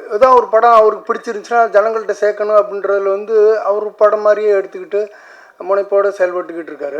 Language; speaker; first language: Tamil; native; Tamil